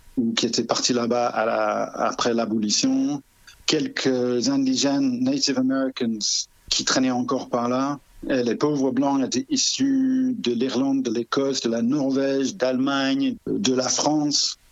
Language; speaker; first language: French; non-native, fluent; English